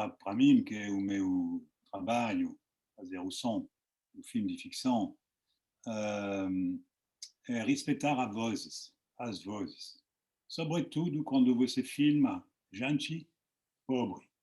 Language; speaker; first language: Portuguese; non-native, fluent; French